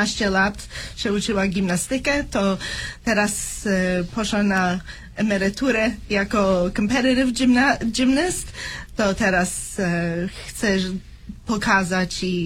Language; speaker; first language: Polish; early bilingual, heritage; Polish